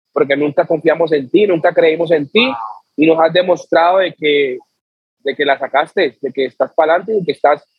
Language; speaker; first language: Spanish; native; Spanish